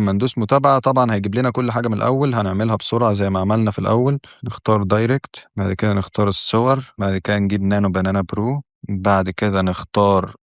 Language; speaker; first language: Arabic; native; Arabic